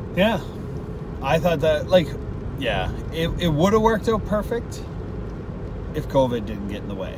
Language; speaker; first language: English; native; English